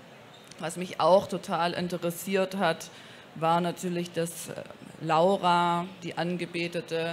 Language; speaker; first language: German; native; German